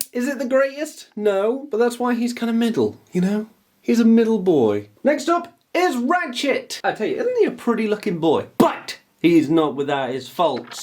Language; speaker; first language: English; native; English